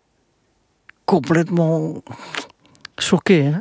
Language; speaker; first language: French; non-native, fluent; Indonesian